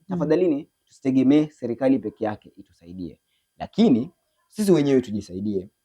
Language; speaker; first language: Swahili; native; Swahili